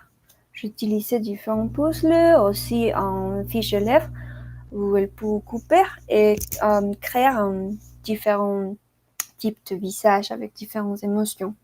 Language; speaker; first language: French; non-native, learner; Spanish